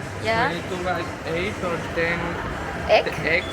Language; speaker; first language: English; non-native, learner; Spanish